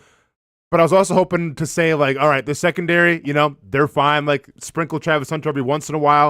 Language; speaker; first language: English; native; English